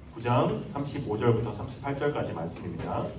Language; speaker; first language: Korean; native; Korean